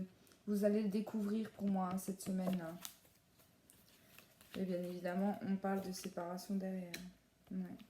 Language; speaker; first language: French; native; French